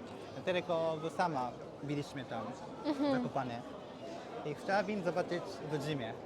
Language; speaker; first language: Polish; non-native, learner; Japanese